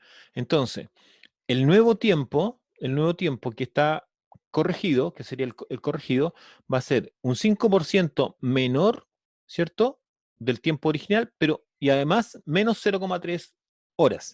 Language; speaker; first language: Spanish; native; Spanish